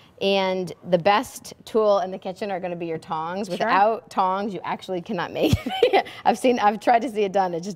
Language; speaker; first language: English; native; English